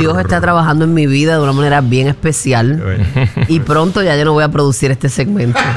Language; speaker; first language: Spanish; native; Spanish